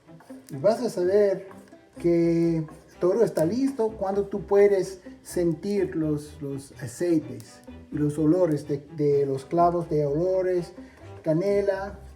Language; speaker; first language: Spanish; non-native, fluent; English